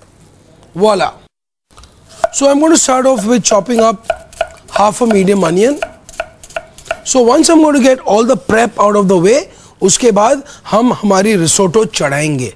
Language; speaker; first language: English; non-native, local second language; Hindi